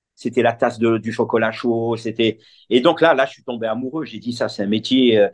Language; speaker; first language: French; non-native, local second language; Arabic